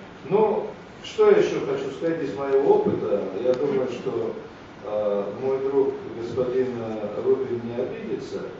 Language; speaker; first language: Russian; native; Russian